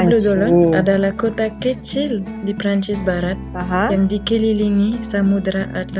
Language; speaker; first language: Indonesian; non-native, fluent; French